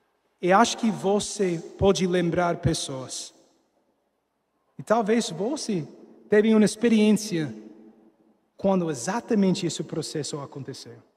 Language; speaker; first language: Portuguese; non-native, fluent; English